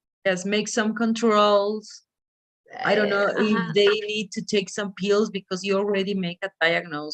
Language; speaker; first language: English; non-native, fluent; Spanish